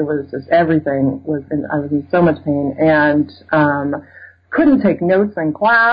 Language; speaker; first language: English; native; English